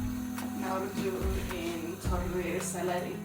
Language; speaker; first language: Welsh; non-native, learner; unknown